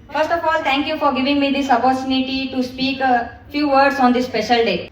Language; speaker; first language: English; non-native, local second language; Kannada